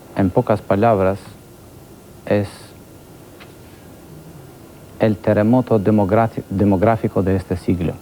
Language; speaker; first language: Spanish; non-native, fluent; Albanian